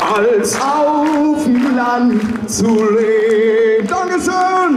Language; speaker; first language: German; native; German